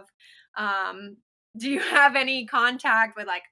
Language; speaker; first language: English; native; English